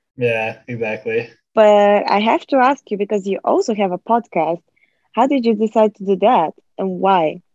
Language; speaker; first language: English; early bilingual, other home language; Bulgarian